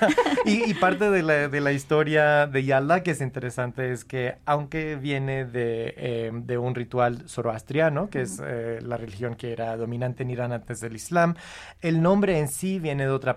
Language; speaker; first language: Spanish; early bilingual, heritage; Spanish